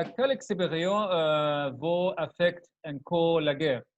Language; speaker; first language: French; non-native, learner; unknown